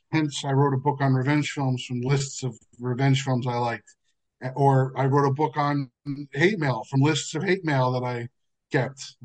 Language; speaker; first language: English; native; English